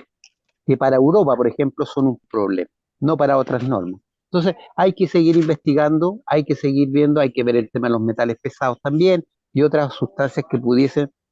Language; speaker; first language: Spanish; native; Spanish